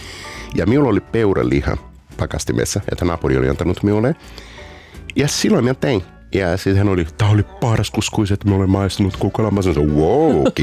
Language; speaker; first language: Finnish; non-native, learner; Portuguese